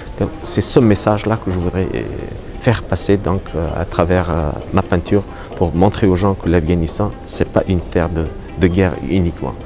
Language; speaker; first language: French; non-native, fluent; Persian